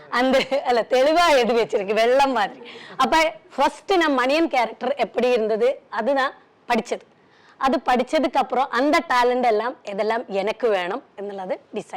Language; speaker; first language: Tamil; non-native, learner; Malayalam